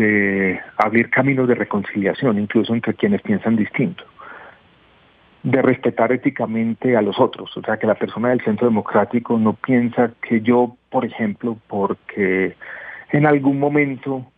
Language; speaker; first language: Spanish; native; Spanish